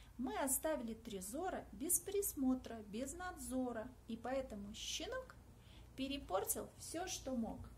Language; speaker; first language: Russian; native; Russian